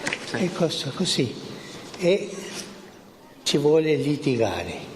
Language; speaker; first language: Italian; non-native, fluent; Spanish